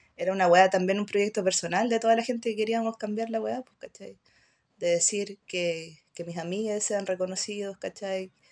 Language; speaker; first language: Spanish; native; Spanish